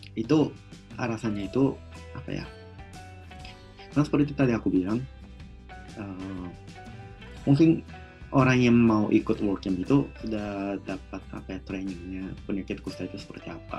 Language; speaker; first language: Indonesian; non-native, local second language; Japanese